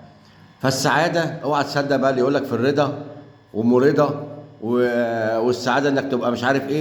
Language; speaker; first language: Arabic; native; Arabic